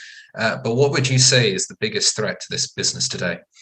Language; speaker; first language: English; native; English